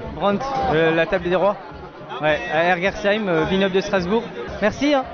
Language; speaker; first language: French; native; French